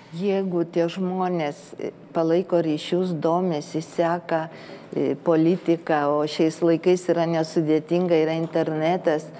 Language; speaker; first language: Lithuanian; early bilingual, heritage; Lithuanian